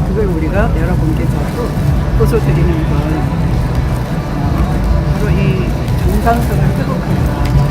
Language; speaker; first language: Korean; native; Korean